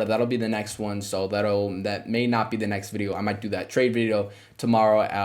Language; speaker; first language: English; native; English